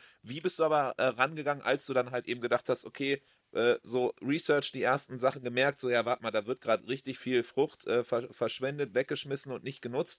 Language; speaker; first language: German; native; German